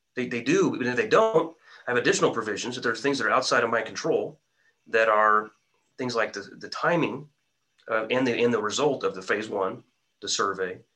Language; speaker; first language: English; native; English